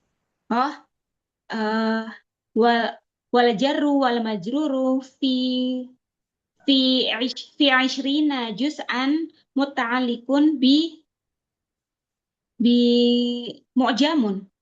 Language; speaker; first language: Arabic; non-native, learner; Indonesian